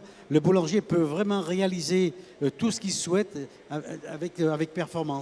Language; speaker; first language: French; native; French